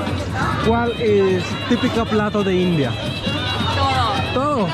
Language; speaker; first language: Spanish; non-native, learner; Swahili